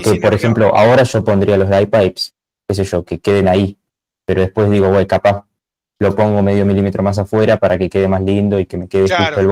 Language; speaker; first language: Spanish; native; Spanish